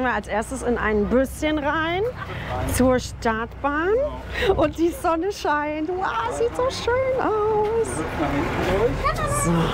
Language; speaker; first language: German; native; German